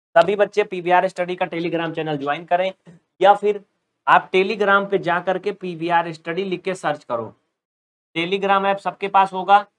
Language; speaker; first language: Hindi; native; Hindi